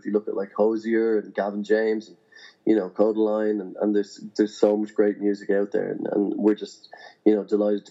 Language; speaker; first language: English; native; English